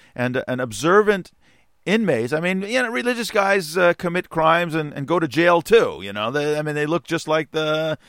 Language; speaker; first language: English; native; English